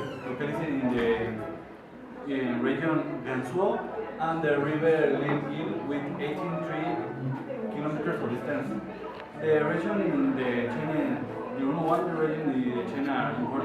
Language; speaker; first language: English; non-native, learner; Spanish